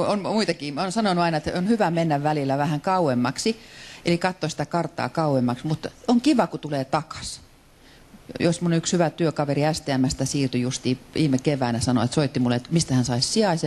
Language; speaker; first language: Finnish; native; Finnish